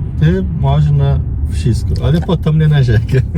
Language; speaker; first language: Polish; non-native, learner; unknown